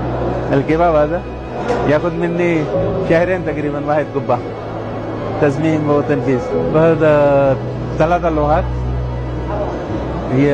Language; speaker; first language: Arabic; non-native, fluent; Urdu